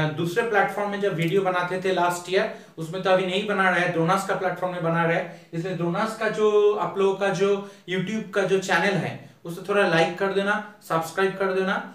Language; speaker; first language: Hindi; non-native, local second language; Bangla